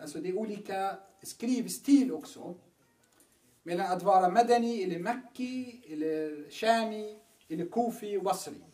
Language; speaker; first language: Swedish; non-native, fluent; Arabic